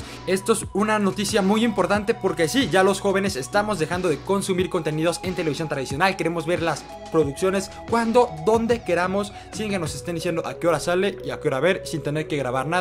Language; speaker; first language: Spanish; native; Spanish